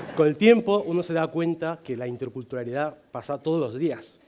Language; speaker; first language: Spanish; non-native, fluent; Chinese